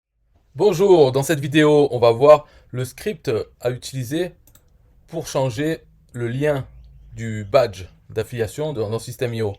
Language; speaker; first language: French; native; French